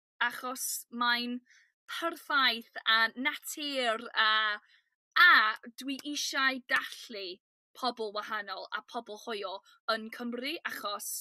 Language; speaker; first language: Welsh; non-native, learner; English